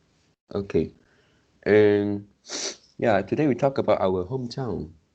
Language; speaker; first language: English; non-native, local second language; Chinese